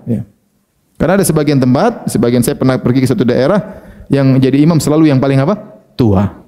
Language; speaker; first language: Malay; native; Malay